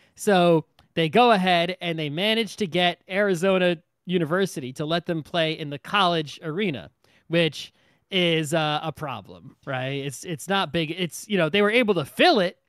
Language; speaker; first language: English; native; English